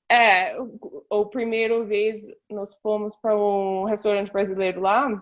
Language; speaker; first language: Portuguese; non-native, fluent; English